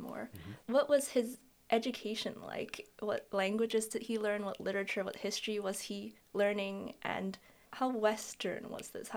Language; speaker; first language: English; non-native, local second language; Cantonese